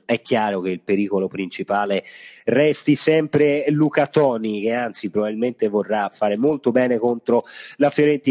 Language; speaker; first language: Italian; native; Italian